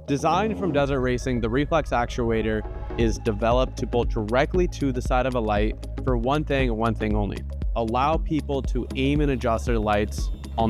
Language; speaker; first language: English; native; English